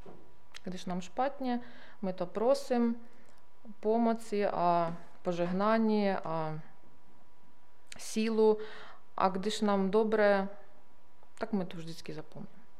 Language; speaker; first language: Czech; non-native, learner; Ukrainian